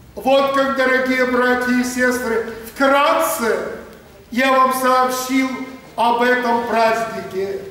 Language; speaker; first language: Russian; non-native, local second language; Ukrainian